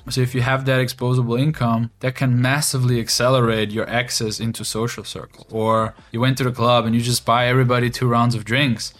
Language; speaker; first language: English; non-native, fluent; German